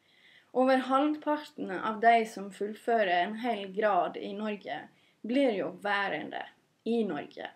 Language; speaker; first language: Norwegian; non-native, fluent; English